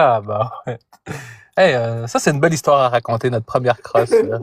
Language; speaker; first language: French; native; French